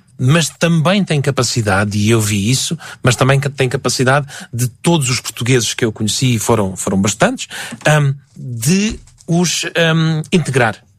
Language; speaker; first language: Portuguese; native; Portuguese